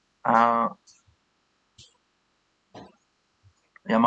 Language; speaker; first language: Spanish; non-native, learner; English